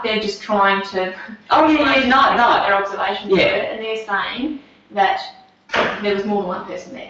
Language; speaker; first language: English; native; English